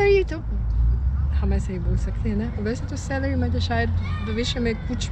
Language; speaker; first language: Hindi; non-native, fluent; Russian